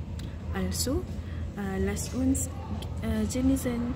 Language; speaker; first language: German; non-native, learner; Malay